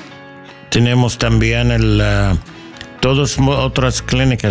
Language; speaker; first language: Spanish; non-native, learner; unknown